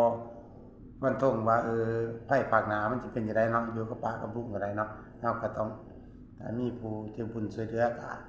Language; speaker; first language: Thai; non-native, local second language; Northeastern Thai